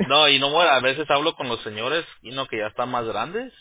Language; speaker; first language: Spanish; early bilingual, heritage; Spanish